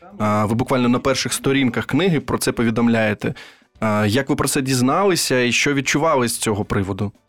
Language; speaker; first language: Ukrainian; native; Ukrainian